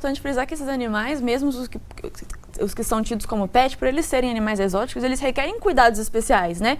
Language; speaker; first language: Portuguese; native; Portuguese